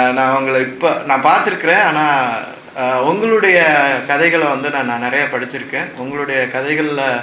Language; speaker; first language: Tamil; native; Tamil